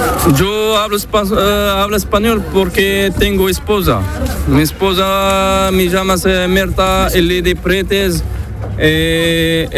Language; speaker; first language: Spanish; non-native, learner; Arabic